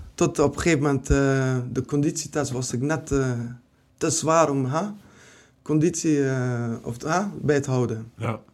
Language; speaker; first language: Dutch; early bilingual, other home language; Kurdish